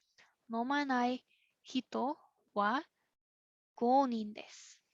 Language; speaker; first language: Japanese; non-native, fluent; English